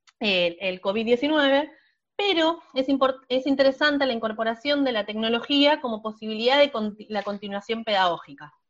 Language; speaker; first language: Spanish; native; Spanish